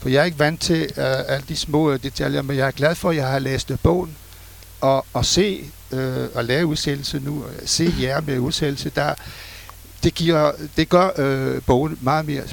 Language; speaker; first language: Danish; non-native, fluent; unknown